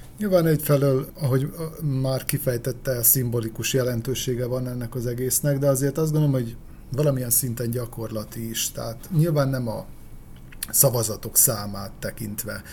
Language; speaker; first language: Hungarian; native; Hungarian